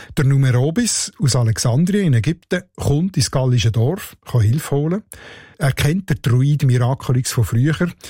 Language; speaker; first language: German; native; German